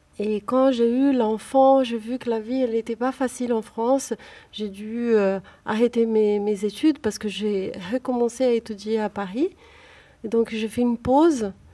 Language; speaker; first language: French; non-native, fluent; Portuguese